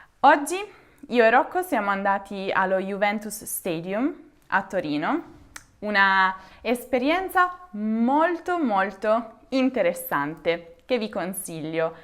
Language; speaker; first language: Italian; native; Italian